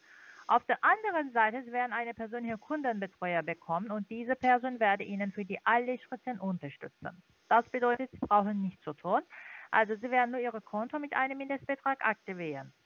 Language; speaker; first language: German; non-native, learner; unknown